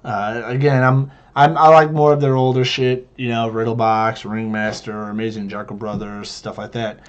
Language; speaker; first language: English; native; English